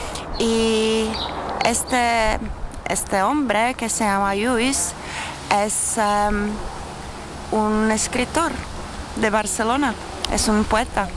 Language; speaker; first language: Spanish; non-native, learner; Czech